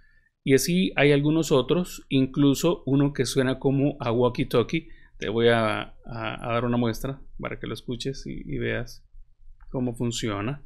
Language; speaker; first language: Spanish; native; Spanish